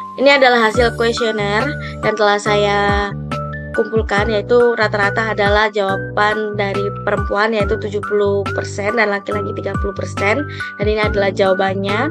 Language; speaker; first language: Indonesian; native; Indonesian